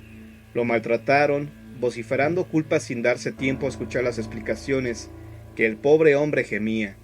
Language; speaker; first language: Spanish; native; Spanish